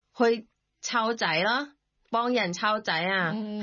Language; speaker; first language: Cantonese; non-native, learner; Thai